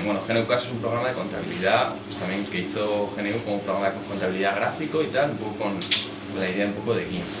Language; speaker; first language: Spanish; native; Spanish